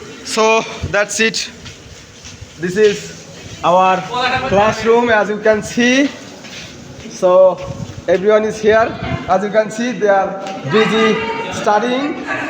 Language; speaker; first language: English; non-native, local second language; Bangla